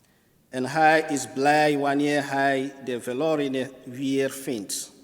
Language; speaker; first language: Dutch; non-native, fluent; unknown